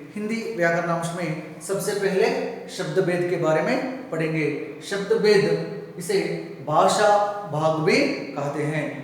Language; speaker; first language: Hindi; non-native, local second language; Telugu